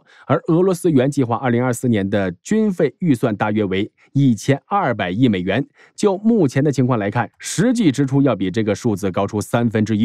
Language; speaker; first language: Chinese; native; Chinese